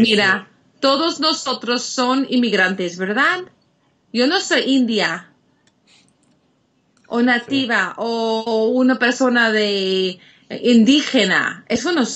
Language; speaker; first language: Spanish; non-native, fluent; English